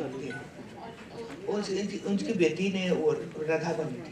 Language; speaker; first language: Hindi; non-native, local second language; Manipuri